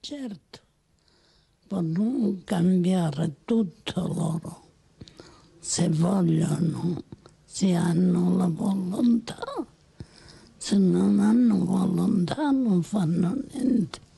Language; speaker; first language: Italian; non-native, local second language; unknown